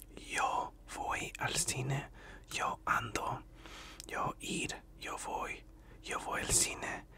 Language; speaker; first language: Spanish; non-native, learner; English